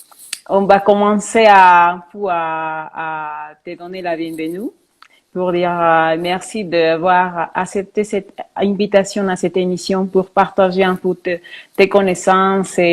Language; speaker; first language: French; non-native, fluent; Spanish